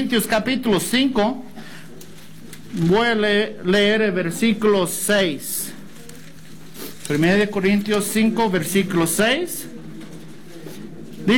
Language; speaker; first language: Spanish; non-native, fluent; English